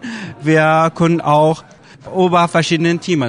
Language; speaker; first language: German; non-native, learner; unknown